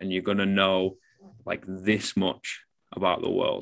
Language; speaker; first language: English; native; English